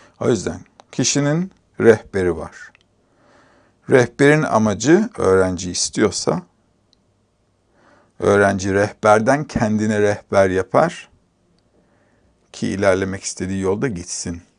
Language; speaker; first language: Turkish; native; Turkish